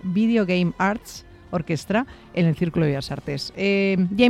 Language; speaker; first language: Spanish; native; Spanish